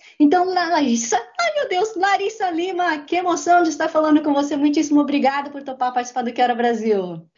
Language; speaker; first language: Portuguese; native; Portuguese